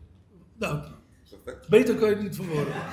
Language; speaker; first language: Dutch; native; Dutch